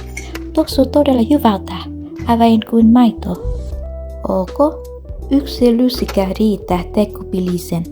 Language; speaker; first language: Finnish; non-native, learner; Vietnamese